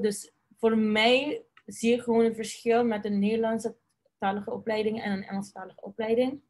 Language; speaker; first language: Dutch; non-native, local second language; Papiamento